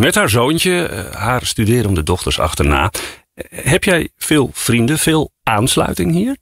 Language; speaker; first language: Dutch; native; Dutch